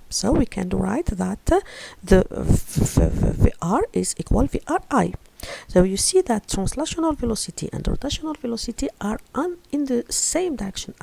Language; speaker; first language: English; non-native, fluent; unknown